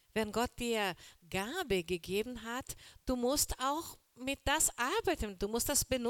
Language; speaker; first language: German; non-native, learner; Portuguese